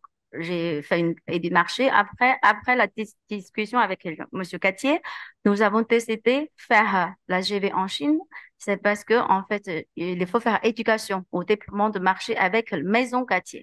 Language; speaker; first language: French; non-native, learner; Chinese